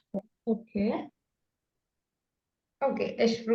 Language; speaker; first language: German; non-native, fluent; Malayalam